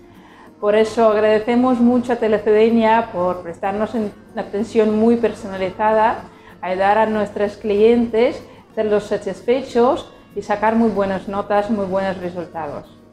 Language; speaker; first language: Spanish; non-native, fluent; Russian